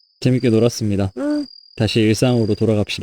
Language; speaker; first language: Korean; native; Korean